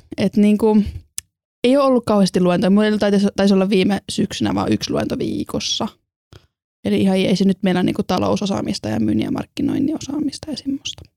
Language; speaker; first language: Finnish; early bilingual, other home language; Estonian